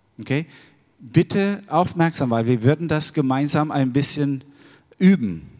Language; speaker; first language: German; non-native, fluent; Albanian